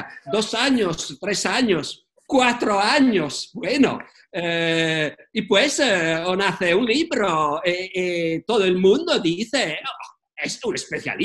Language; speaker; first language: Spanish; non-native, fluent; Italian